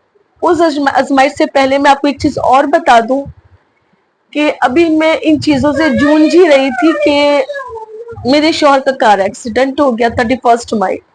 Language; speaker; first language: Urdu; native; Urdu